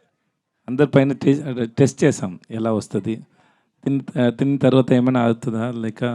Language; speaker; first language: Telugu; non-native, learner; Tamil